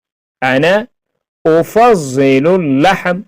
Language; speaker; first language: Arabic; non-native, fluent; Pashto